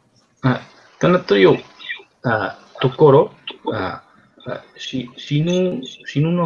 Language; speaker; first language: Japanese; non-native, learner; Spanish